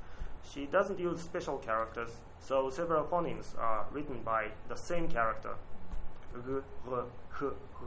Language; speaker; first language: English; non-native, learner; Japanese